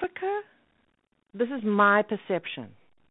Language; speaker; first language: English; native; English